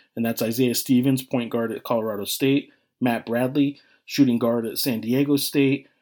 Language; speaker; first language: English; native; English